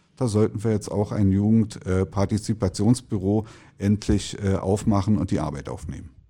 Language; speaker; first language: German; native; German